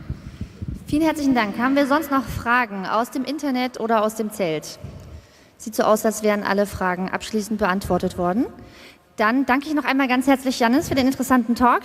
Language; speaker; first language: German; native; German